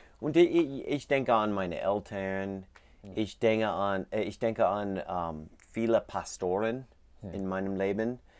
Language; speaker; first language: German; non-native, learner; English